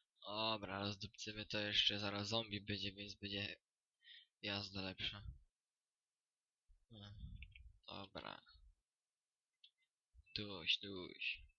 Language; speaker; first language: Polish; native; Polish